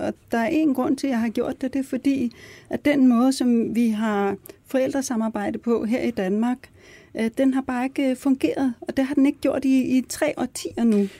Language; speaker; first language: Danish; early bilingual, other home language; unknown